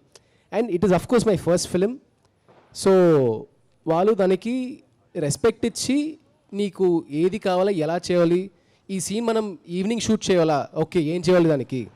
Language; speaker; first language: Telugu; early bilingual, heritage; Telugu